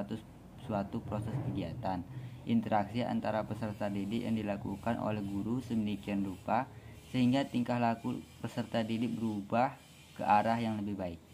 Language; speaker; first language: Indonesian; native; Indonesian